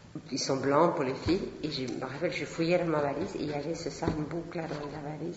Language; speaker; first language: French; non-native, fluent; Swedish